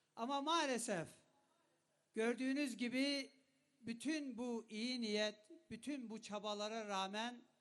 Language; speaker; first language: Turkish; non-native, local second language; Kurdish